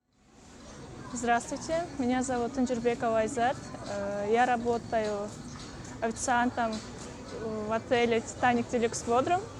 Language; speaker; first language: Russian; non-native, local second language; Kyrgyz